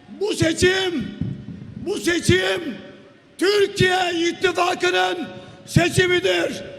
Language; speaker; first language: Turkish; native; Turkish